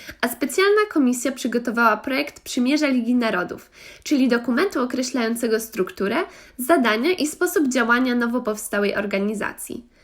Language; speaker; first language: Polish; native; Polish